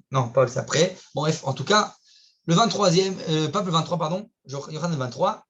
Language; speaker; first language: French; native; French